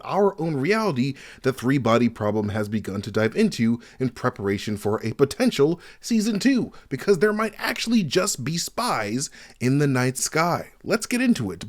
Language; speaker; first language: English; native; English